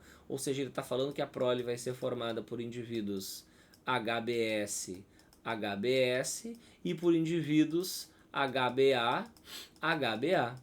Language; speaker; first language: Portuguese; native; Portuguese